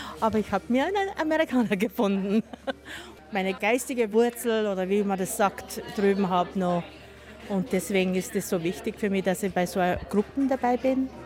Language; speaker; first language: German; early bilingual, heritage; German